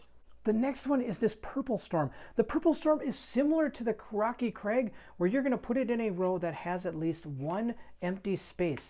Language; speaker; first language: English; native; English